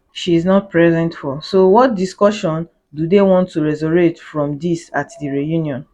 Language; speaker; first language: Nigerian Pidgin; native; Nigerian Pidgin